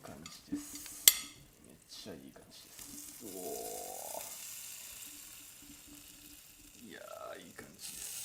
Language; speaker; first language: Japanese; native; Japanese